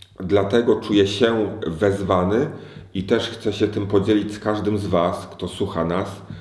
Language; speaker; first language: Polish; native; Polish